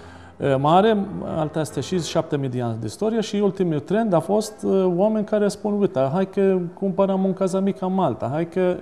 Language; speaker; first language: Romanian; non-native, learner; Maltese